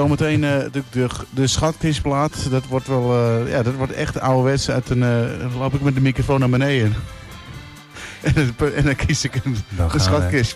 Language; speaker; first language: Dutch; native; Dutch